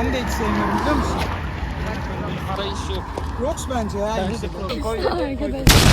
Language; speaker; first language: Turkish; native; Turkish